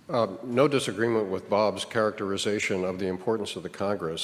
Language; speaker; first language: English; native; English